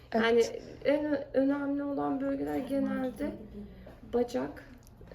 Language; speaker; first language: Turkish; native; Turkish